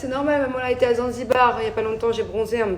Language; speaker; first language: French; native; French